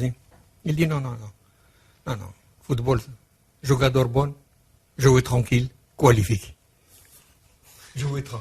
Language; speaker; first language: French; non-native, local second language; Arabic